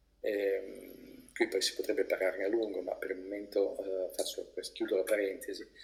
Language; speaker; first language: Italian; native; Italian